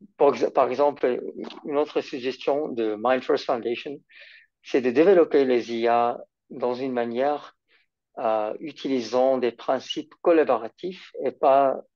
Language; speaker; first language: French; non-native, fluent; English